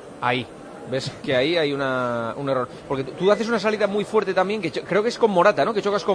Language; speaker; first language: Spanish; native; Spanish